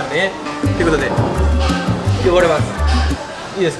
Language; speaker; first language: Japanese; native; Japanese